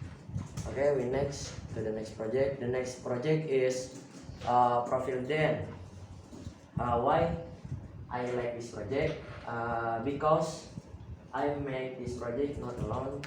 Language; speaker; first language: English; non-native, learner; Indonesian